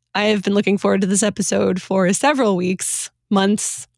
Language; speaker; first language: English; native; English